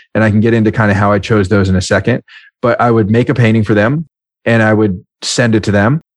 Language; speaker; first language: English; native; English